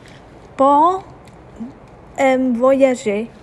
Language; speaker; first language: French; non-native, learner; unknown